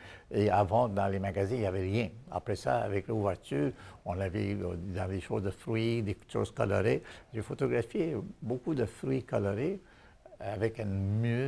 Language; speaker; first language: French; non-native, fluent; Bangla